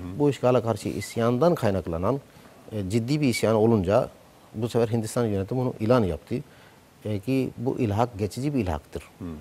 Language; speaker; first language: Turkish; non-native, fluent; Urdu